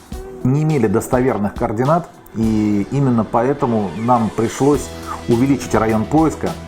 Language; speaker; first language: Russian; native; Russian